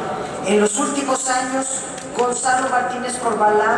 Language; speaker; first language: Spanish; native; Spanish